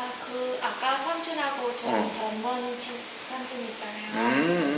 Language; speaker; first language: Korean; non-native, fluent; Vietnamese